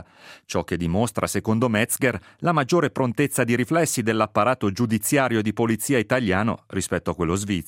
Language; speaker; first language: Italian; native; Italian